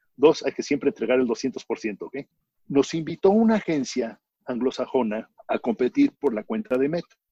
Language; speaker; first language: Spanish; native; Spanish